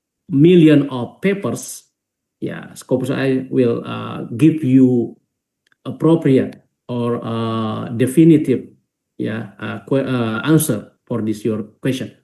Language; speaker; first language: English; non-native, fluent; Indonesian